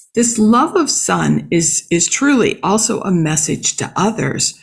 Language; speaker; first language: English; native; English